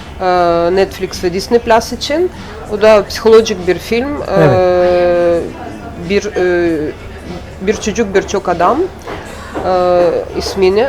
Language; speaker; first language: Turkish; non-native, learner; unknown